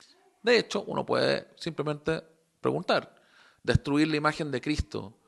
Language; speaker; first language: Spanish; native; Spanish